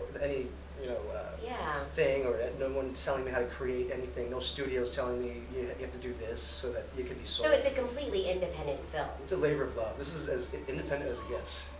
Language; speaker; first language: English; native; English